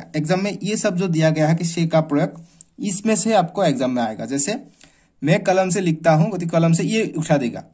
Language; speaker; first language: Hindi; non-native, local second language; Assamese